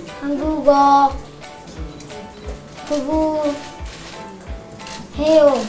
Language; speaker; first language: Korean; non-native, learner; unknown